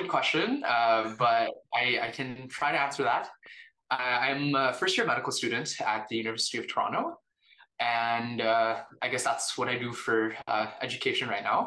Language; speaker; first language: English; native; English